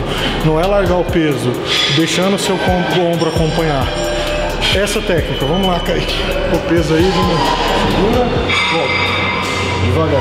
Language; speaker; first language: Portuguese; native; Portuguese